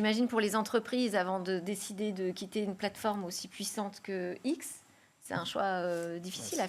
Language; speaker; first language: French; native; French